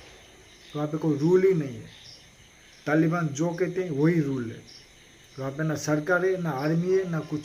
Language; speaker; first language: Hindi; non-native, local second language; Odia